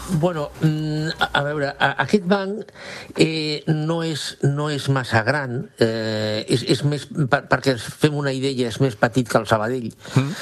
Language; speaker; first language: Catalan; non-native, local second language; Spanish